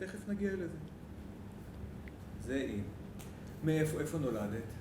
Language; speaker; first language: Hebrew; native; Hebrew